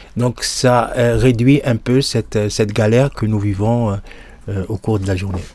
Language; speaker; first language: French; non-native, local second language; Arabic